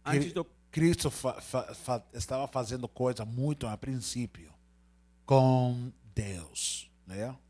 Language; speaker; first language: Portuguese; non-native, learner; Spanish